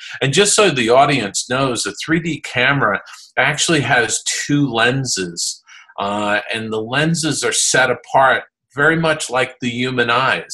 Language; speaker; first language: English; native; English